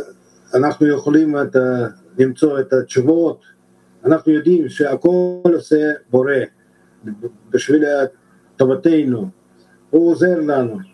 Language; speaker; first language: Hebrew; non-native, fluent; French